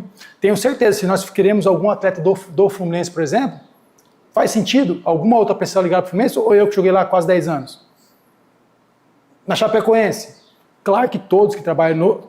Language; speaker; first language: Portuguese; native; Portuguese